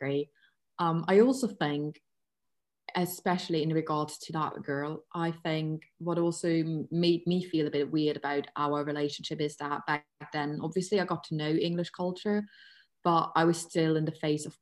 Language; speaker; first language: English; non-native, fluent; German